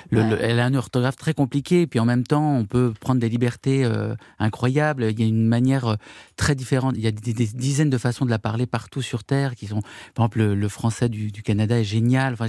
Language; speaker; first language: French; early bilingual, other home language; Arabic